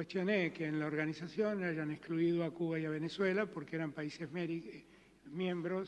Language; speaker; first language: Spanish; native; Spanish